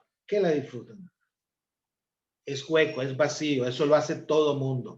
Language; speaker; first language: Spanish; native; Spanish